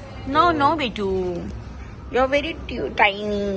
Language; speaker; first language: Hindi; non-native, local second language; Marathi